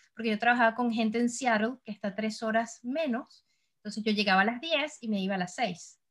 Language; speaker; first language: Spanish; native; Spanish